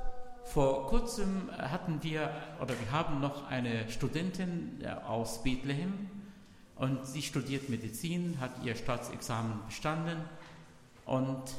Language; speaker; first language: German; non-native, fluent; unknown